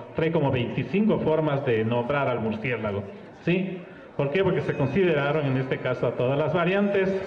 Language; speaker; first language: Spanish; non-native, local second language; Mixtepec Mixtec